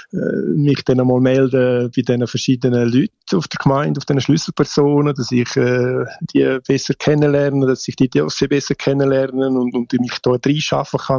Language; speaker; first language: German; native; German